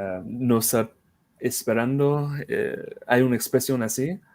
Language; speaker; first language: Spanish; non-native, fluent; English